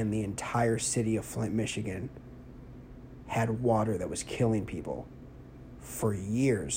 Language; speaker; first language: English; native; English